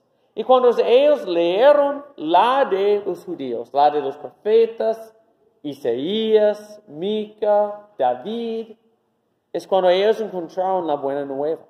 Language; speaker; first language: Spanish; non-native, fluent; English